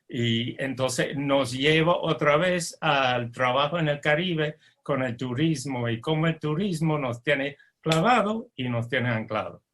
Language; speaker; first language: Spanish; non-native, fluent; English